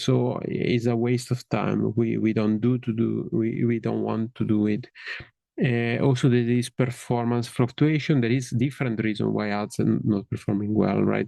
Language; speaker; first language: English; non-native, fluent; Italian